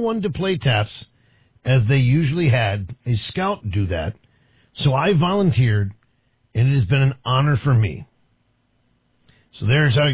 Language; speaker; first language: English; native; English